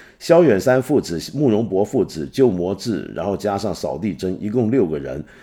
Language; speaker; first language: Chinese; native; Chinese